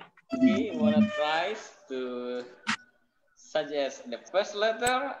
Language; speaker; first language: English; non-native, fluent; Indonesian